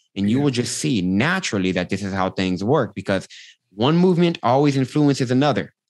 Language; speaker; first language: English; native; English